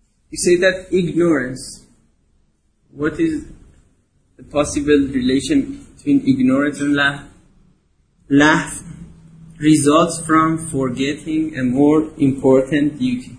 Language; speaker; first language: English; non-native, fluent; Persian